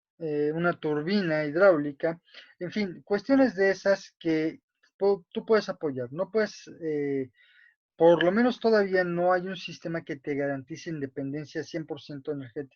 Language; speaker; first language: Spanish; native; Spanish